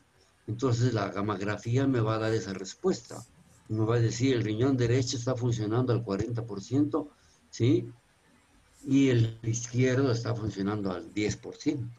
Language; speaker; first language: Spanish; native; Spanish